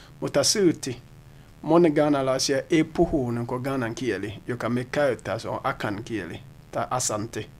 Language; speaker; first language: Finnish; non-native, learner; Akan